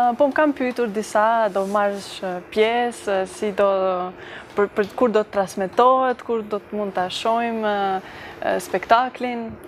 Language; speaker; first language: Albanian; early bilingual, heritage; Albanian